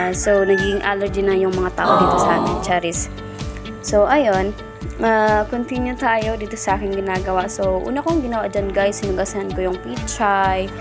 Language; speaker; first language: Filipino; non-native, local second language; Masbatenyo